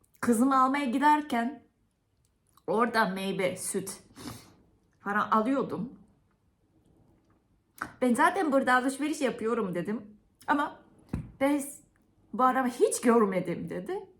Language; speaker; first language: Turkish; non-native, fluent; Japanese